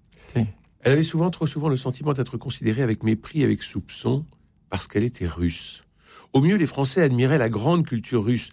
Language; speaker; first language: French; native; French